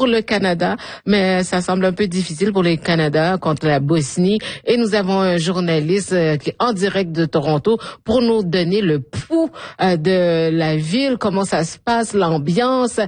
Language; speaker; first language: French; native; French